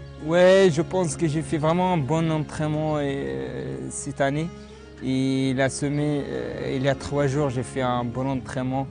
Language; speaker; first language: French; non-native, learner; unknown